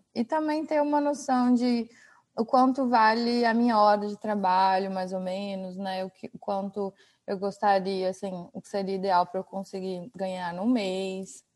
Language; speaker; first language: Portuguese; native; Portuguese